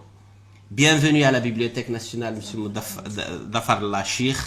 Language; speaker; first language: French; non-native, local second language; Arabic